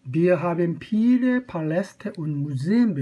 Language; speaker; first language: German; non-native, fluent; Korean